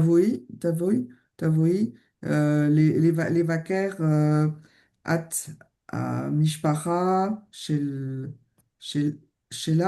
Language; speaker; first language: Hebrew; non-native, learner; French